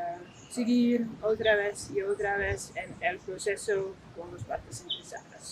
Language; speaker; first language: Spanish; non-native, fluent; Dutch